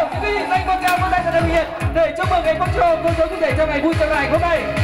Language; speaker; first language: Vietnamese; native; Vietnamese